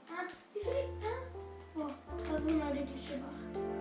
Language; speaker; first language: Welsh; native; Welsh